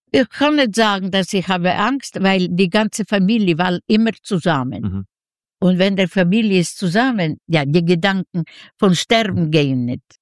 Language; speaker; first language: German; non-native, learner; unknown